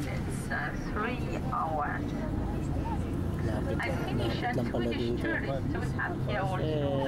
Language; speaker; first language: English; non-native, fluent; Estonian